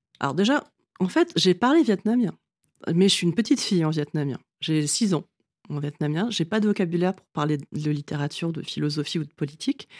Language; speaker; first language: French; early bilingual, other home language; Vietnamese